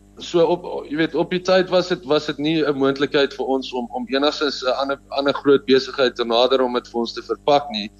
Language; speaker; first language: Afrikaans; native; Afrikaans